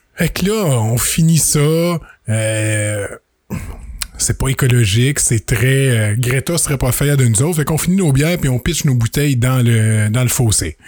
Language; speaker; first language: French; native; French